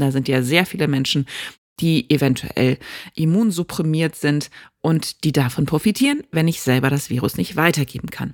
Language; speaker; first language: German; native; German